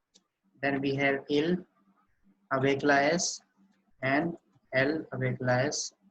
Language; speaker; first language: French; non-native, learner; Hindi